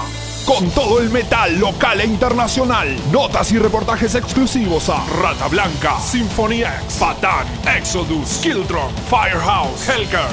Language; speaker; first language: Spanish; native; Spanish